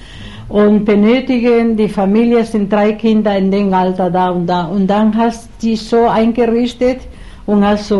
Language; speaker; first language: German; non-native, fluent; Spanish